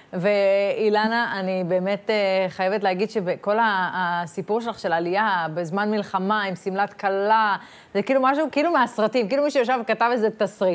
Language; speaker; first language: Hebrew; native; Hebrew